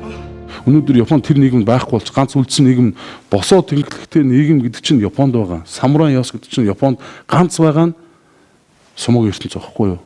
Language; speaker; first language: Mongolian; native; Mongolian